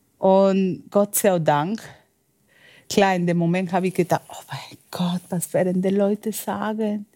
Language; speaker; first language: German; non-native, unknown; Spanish